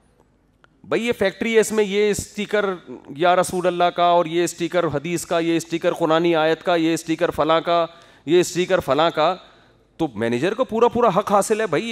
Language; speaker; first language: Urdu; native; Urdu